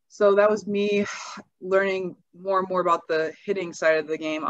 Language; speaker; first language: English; native; English